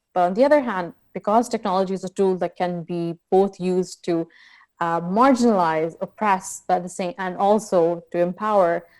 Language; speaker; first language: English; non-native, local second language; Urdu